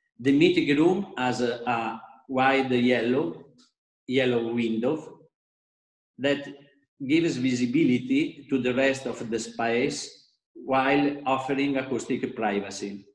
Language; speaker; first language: English; non-native, fluent; Italian